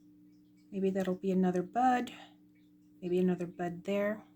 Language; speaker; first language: English; native; English